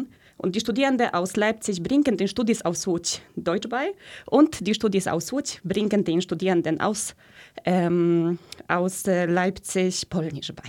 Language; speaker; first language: German; early bilingual, other home language; Polish